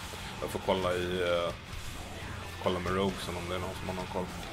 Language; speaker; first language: Swedish; native; Swedish